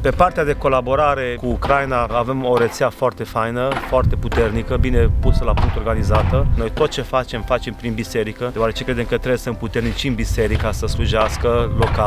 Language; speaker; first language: Romanian; native; Romanian